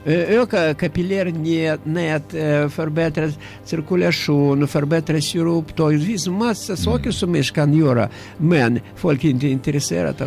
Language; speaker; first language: Swedish; non-native, learner; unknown